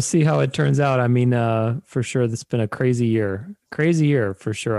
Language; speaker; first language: English; native; English